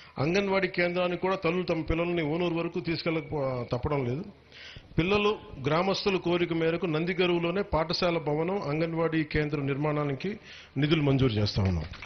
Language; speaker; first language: Telugu; native; Telugu